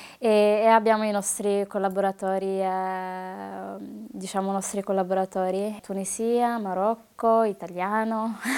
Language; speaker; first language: Italian; early bilingual, other home language; Arabic